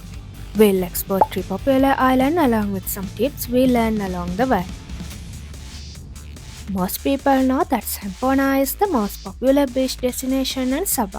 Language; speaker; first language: English; non-native, fluent; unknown